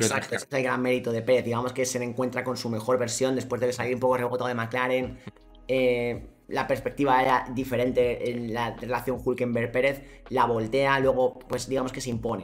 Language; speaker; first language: Spanish; native; Spanish